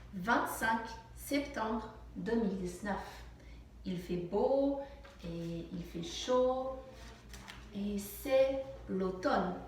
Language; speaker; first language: French; non-native, fluent; English